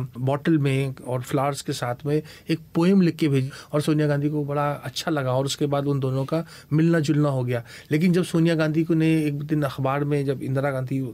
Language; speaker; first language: Hindi; native; Hindi